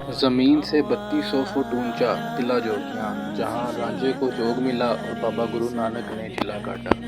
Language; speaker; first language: Urdu; non-native, local second language; Punjabi